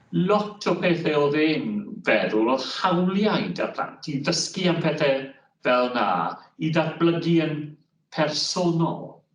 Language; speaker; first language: Welsh; non-native, local second language; English